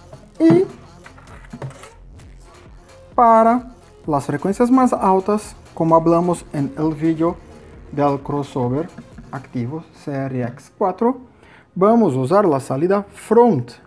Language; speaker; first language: Spanish; non-native, learner; Portuguese